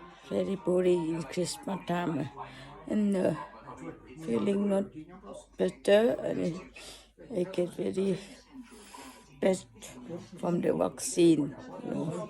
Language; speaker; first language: English; non-native, learner; Thai